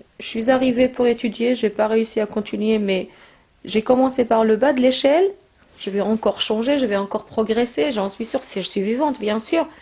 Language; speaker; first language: French; non-native, local second language; Arabic